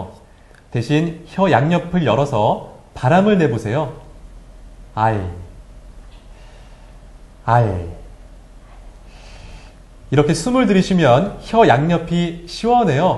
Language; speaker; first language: Korean; native; Korean